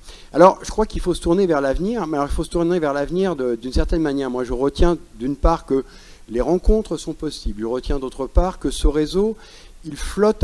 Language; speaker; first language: French; native; French